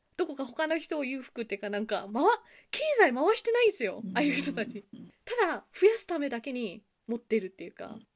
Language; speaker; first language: Japanese; early bilingual, heritage; Japanese